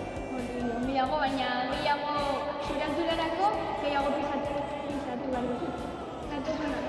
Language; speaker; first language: Basque; non-native, local second language; Spanish